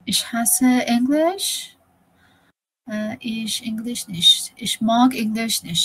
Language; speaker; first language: German; non-native, learner; Persian